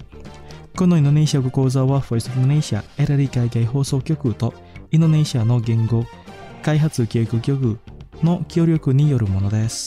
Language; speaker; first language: Japanese; non-native, fluent; Indonesian